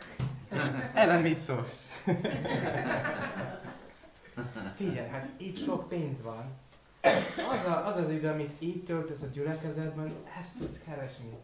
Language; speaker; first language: Hungarian; non-native, learner; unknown